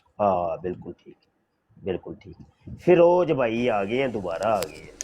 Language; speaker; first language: Urdu; non-native, local second language; Punjabi